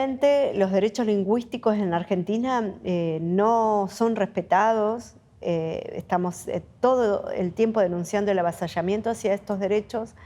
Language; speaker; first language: Spanish; native; Spanish